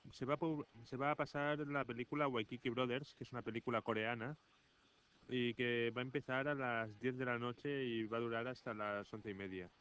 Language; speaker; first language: Spanish; native; Spanish